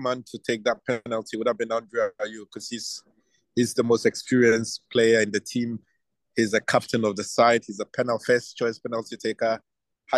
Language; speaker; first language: English; non-native, local second language; Akan